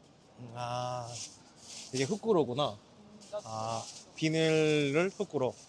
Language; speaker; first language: Korean; native; Korean